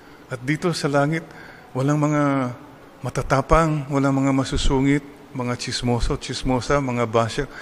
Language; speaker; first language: Filipino; non-native, local second language; Iloko